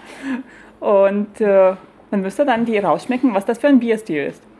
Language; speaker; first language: German; non-native, fluent; Lithuanian